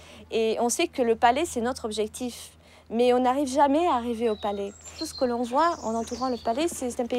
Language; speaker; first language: French; non-native, fluent; Portuguese